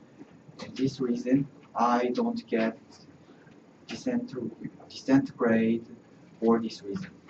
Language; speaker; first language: English; non-native, learner; Korean